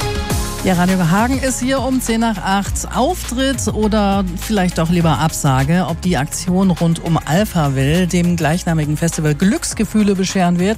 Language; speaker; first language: German; native; German